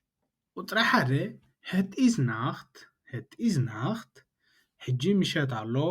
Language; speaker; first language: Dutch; non-native, learner; Tigrinya